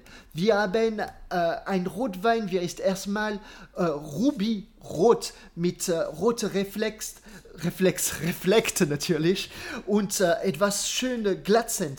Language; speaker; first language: German; non-native, learner; French